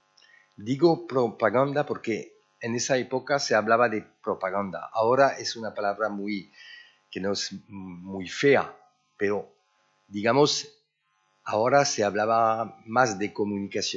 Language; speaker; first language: Spanish; early bilingual, heritage; French